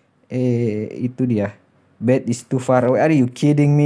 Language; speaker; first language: English; non-native, learner; Indonesian